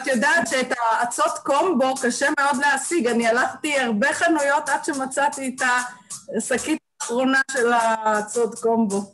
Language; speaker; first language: Hebrew; non-native, fluent; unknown